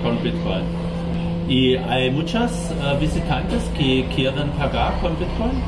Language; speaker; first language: Spanish; non-native, learner; German